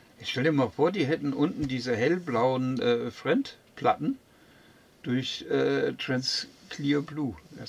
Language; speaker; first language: German; native; German